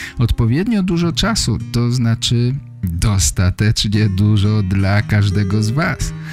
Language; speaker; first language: Polish; native; Polish